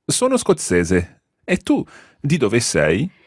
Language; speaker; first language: Italian; non-native, fluent; English